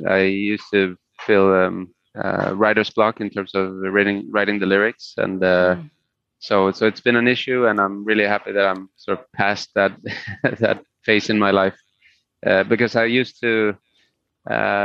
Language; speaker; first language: English; non-native, fluent; Spanish